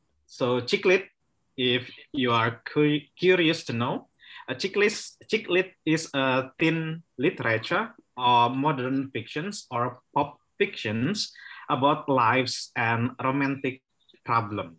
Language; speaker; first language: English; non-native, fluent; Indonesian